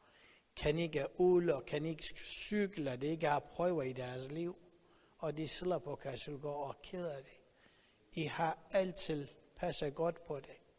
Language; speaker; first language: Danish; non-native, learner; Persian